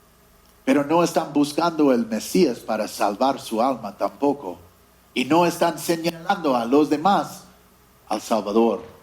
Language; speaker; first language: Spanish; non-native, fluent; English